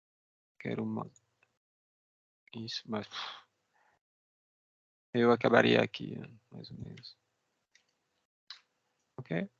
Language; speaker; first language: Portuguese; non-native, fluent; French